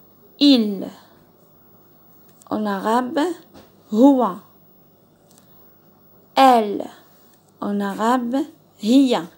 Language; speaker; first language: French; non-native, local second language; Arabic